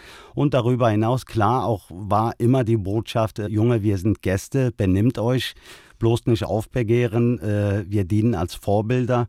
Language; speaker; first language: German; early bilingual, other home language; Turkish